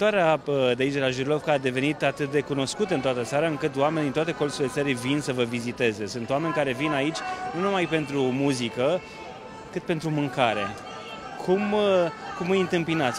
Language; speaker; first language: Romanian; native; Romanian